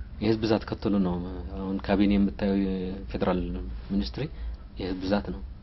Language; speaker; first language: Amharic; non-native, local second language; Tigrinya